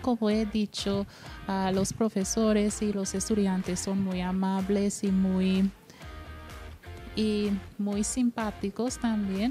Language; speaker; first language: Spanish; non-native, fluent; English